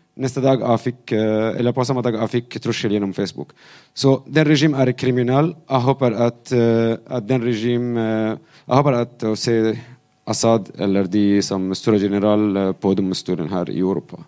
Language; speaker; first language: Norwegian; non-native, fluent; Arabic